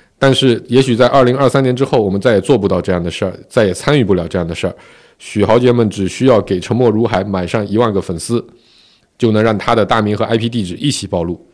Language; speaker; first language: Chinese; non-native, local second language; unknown